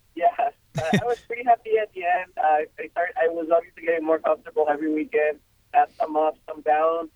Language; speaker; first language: English; non-native, fluent; Spanish